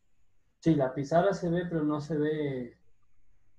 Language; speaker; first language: Spanish; native; Spanish